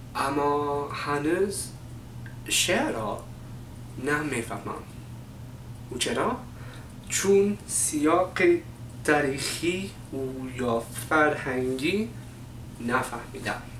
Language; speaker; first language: Persian; non-native, learner; English